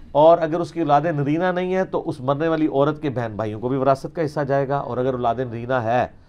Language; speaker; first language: Urdu; non-native, local second language; Punjabi